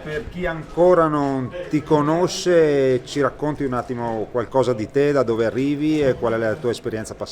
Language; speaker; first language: Italian; native; Italian